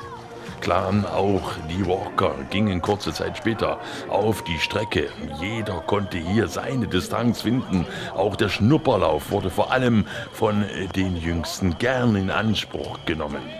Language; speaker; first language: German; native; German